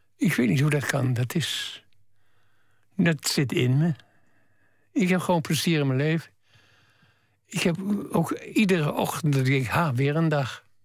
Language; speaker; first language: Dutch; native; Dutch